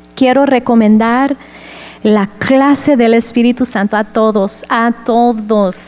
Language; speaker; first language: Spanish; non-native, fluent; English